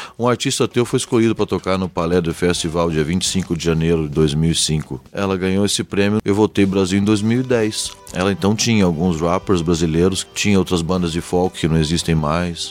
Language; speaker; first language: Portuguese; early bilingual, heritage; Portuguese